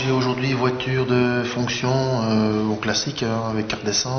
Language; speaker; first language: French; native; French